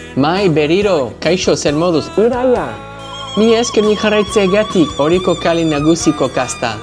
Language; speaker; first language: Basque; non-native, learner; English